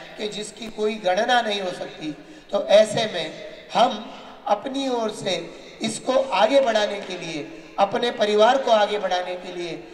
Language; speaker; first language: Hindi; native; Hindi